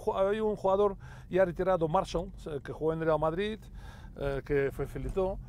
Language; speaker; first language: Spanish; non-native, fluent; Russian